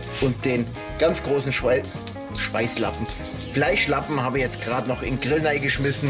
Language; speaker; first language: German; native; German